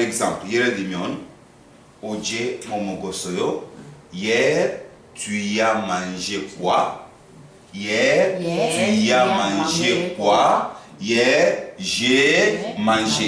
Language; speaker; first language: French; non-native, fluent; Korean